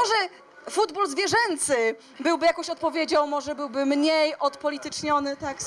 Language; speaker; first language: Polish; native; Polish